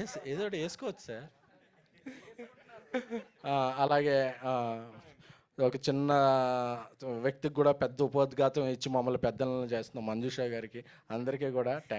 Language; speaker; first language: Telugu; native; Telugu